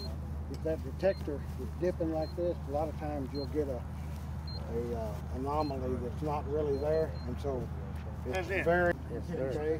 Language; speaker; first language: English; native; English